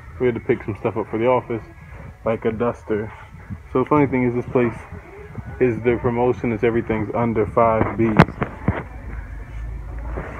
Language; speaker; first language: English; native; English